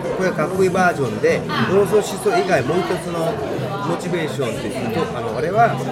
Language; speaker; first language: Japanese; non-native, fluent; Korean